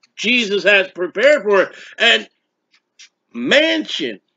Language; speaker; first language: English; native; English